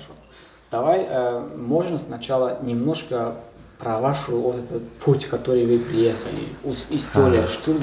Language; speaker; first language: Russian; non-native, local second language; Tajik